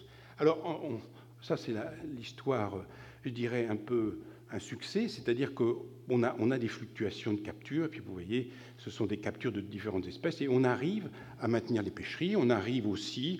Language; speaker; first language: French; native; French